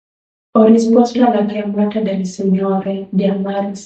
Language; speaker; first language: Italian; non-native, learner; Luo (Kenya and Tanzania)